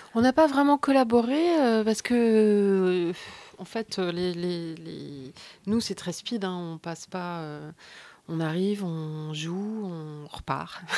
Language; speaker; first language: French; native; French